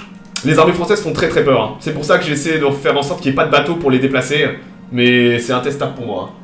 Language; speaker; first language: French; native; French